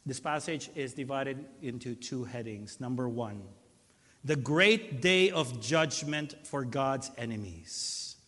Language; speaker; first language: English; non-native, local second language; Filipino